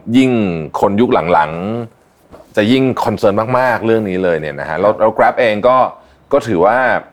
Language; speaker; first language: Thai; native; Thai